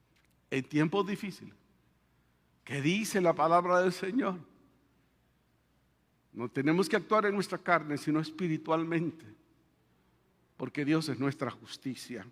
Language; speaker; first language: Spanish; native; Spanish